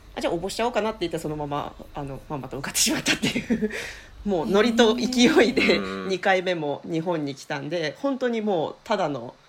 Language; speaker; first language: Japanese; early bilingual, heritage; Finnish